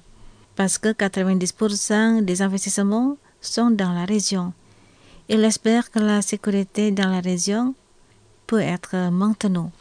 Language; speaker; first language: French; non-native, fluent; Indonesian